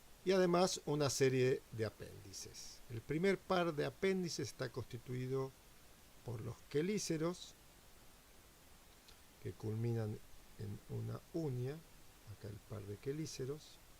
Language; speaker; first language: Spanish; native; Spanish